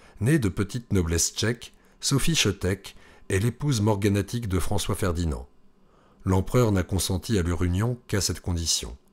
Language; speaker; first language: French; native; French